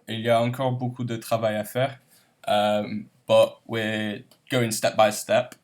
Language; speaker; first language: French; non-native, learner; English